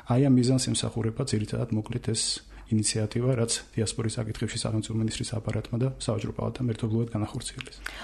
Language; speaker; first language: Georgian; native; Georgian